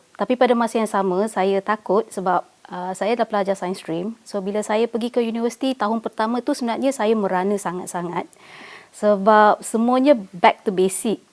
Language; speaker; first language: Malay; non-native, local second language; Tamil